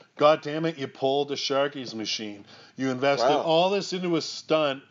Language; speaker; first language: English; native; English